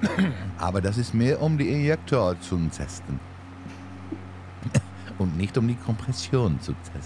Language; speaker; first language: German; non-native, learner; Dutch